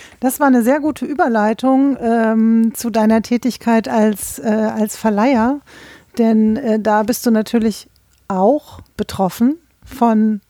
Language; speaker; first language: German; native; German